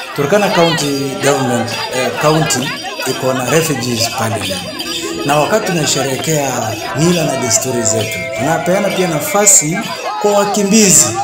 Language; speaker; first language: Swahili; non-native, local second language; Turkmen